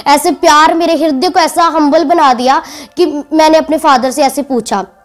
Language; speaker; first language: Hindi; native; Hindi